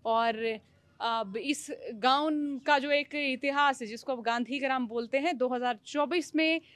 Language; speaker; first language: Hindi; native; Hindi